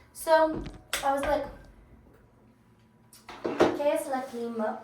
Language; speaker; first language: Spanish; non-native, learner; English